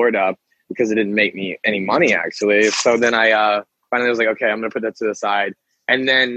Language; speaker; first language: English; native; English